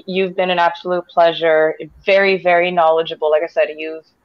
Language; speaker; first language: English; native; English